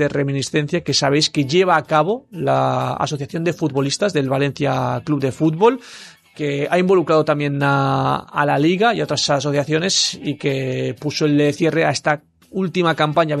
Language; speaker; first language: Spanish; native; Spanish